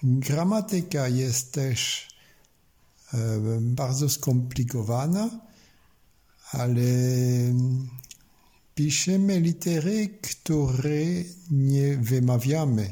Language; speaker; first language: Polish; non-native, learner; French